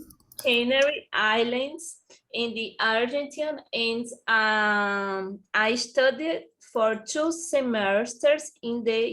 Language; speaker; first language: English; non-native, learner; Portuguese